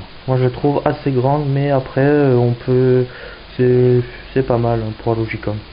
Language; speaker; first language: French; native; French